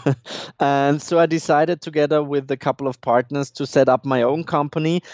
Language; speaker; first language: English; non-native, fluent; German